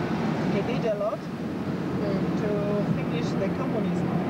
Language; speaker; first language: English; non-native, learner; Polish